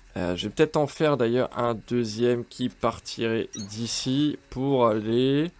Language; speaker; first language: French; native; French